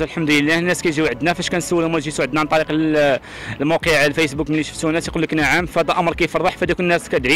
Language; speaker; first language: Arabic; native; Arabic